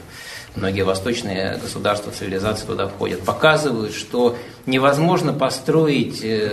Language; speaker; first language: Russian; native; Russian